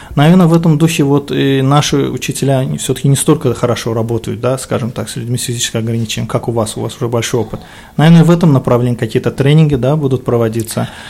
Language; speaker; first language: Russian; non-native, local second language; Azerbaijani